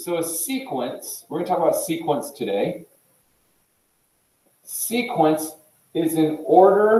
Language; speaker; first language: English; native; English